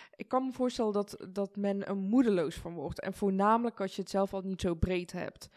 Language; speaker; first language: Dutch; early bilingual, other home language; Persian